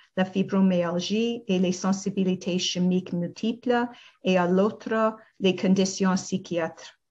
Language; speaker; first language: French; non-native, learner; English